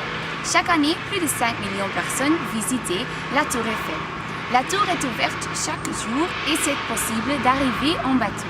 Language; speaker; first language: French; non-native, learner; Dutch